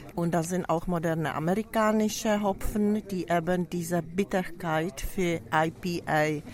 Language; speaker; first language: German; non-native, fluent; Czech